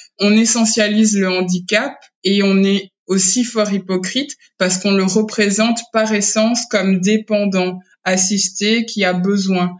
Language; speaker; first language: French; early bilingual, other home language; Kinyarwanda